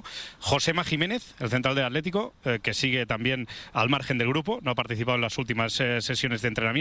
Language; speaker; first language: Spanish; native; Spanish